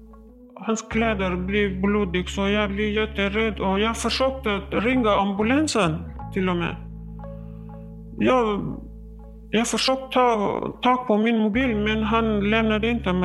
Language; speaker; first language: Swedish; non-native, learner; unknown